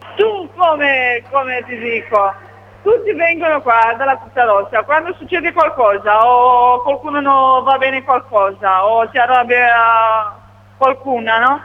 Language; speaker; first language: Italian; non-native, learner; Romanian